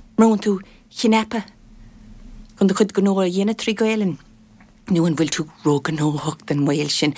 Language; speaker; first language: Irish; non-native, local second language; English